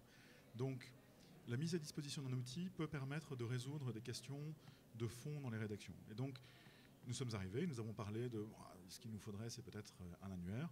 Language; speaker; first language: French; native; French